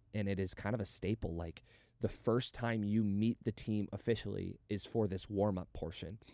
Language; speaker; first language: English; native; English